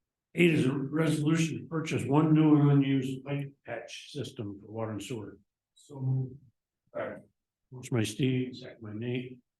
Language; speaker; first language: English; native; English